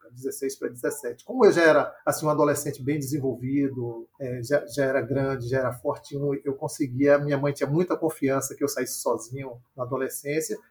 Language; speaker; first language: Portuguese; native; Portuguese